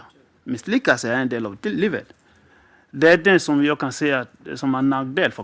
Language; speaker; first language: Swedish; non-native, fluent; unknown